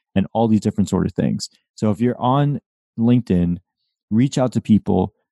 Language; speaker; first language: English; native; English